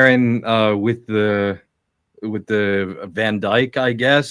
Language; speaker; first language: English; native; English